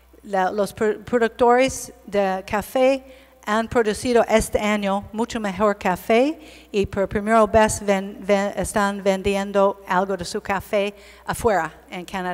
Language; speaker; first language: Spanish; non-native, learner; English